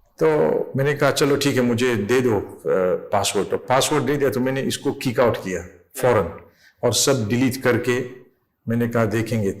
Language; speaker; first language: Urdu; non-native, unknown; English